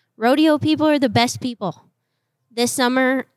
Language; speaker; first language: English; native; English